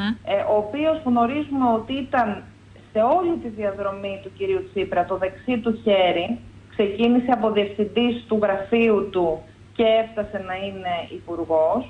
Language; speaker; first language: Greek; native; Greek